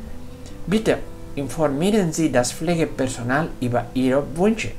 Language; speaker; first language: German; non-native, fluent; Spanish